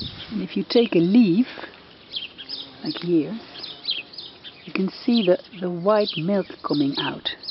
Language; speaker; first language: English; non-native, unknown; Dutch